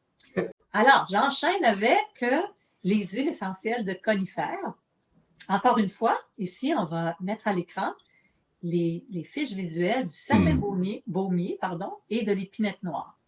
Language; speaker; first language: French; native; French